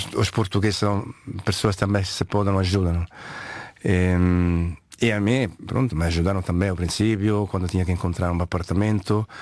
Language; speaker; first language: Portuguese; non-native, fluent; Italian